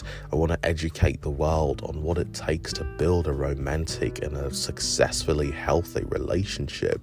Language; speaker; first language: English; native; English